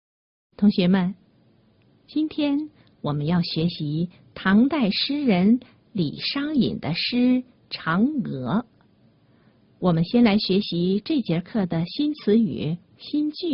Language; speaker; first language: Chinese; native; Chinese